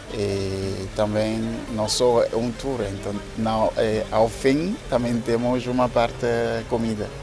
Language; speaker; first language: Portuguese; non-native, learner; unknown